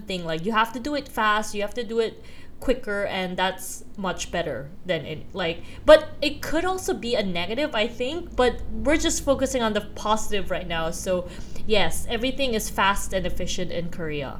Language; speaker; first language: English; non-native, local second language; Korean